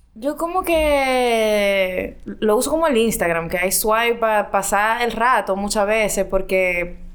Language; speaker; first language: Spanish; native; Spanish